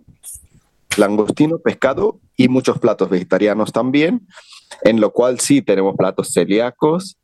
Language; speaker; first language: Spanish; non-native, fluent; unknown